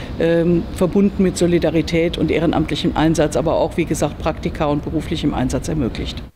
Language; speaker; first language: German; native; German